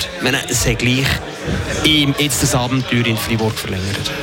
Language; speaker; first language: German; native; German